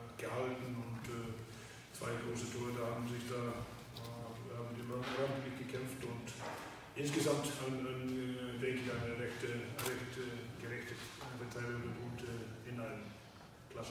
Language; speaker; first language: German; non-native, fluent; Icelandic